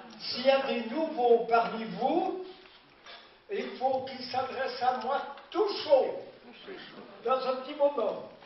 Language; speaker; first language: French; native; French